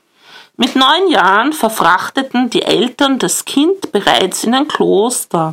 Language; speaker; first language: German; native; German